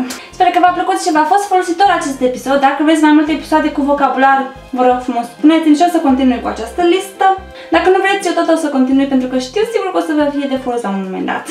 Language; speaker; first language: Romanian; native; Romanian